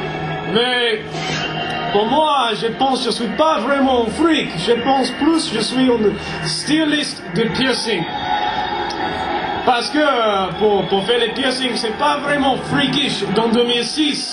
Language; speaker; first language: French; non-native, fluent; English